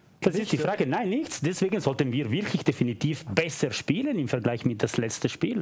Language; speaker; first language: German; non-native, local second language; Italian